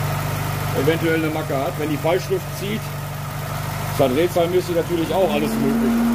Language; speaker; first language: German; native; German